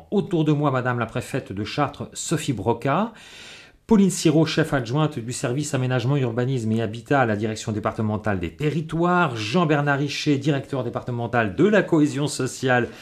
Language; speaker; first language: French; native; French